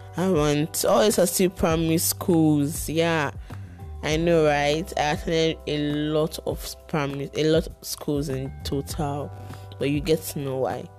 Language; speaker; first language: English; non-native, local second language; Yoruba